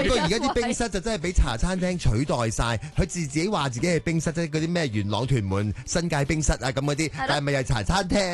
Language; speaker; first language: Cantonese; native; Cantonese